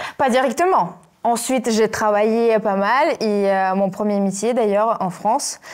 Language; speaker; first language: French; non-native, fluent; Russian